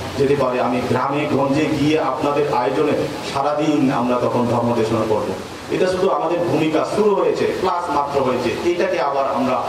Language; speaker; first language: Bangla; non-native, local second language; Marma